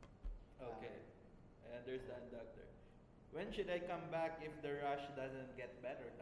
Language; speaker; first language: English; non-native, fluent; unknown